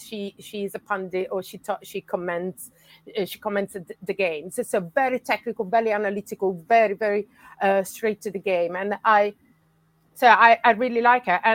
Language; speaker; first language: English; non-native, fluent; Italian